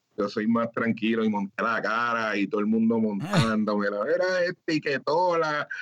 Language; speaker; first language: Spanish; early bilingual, heritage; Spanish